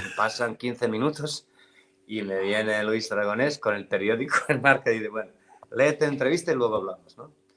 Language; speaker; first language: Spanish; non-native, fluent; Serbian